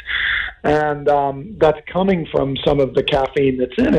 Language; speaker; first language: English; native; English